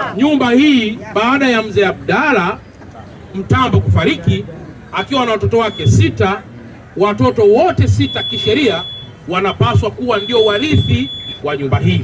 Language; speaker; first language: Swahili; native; Swahili